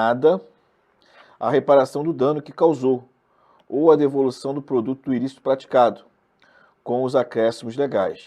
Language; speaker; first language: Portuguese; native; Portuguese